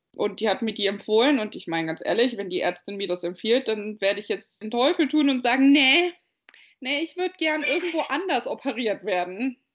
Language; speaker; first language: German; native; German